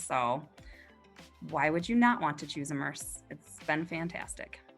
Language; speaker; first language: English; native; English